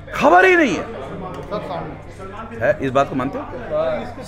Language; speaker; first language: Hindi; non-native, local second language; Marathi